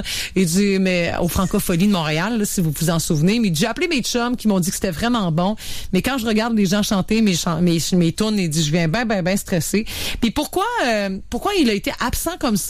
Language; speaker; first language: French; native; French